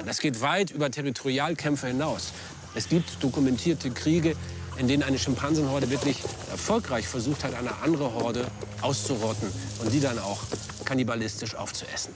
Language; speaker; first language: German; native; German